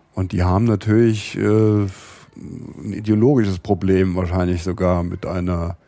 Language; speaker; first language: German; native; German